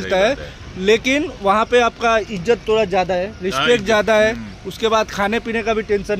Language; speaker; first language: Hindi; native; Hindi